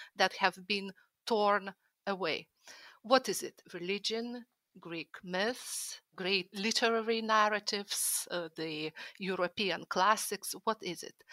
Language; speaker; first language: English; non-native, fluent; Lithuanian